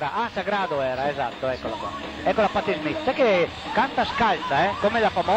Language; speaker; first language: Italian; native; Italian